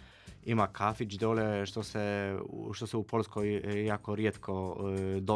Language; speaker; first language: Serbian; non-native, fluent; Polish